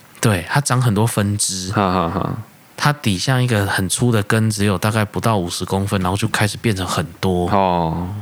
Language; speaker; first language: Chinese; native; Chinese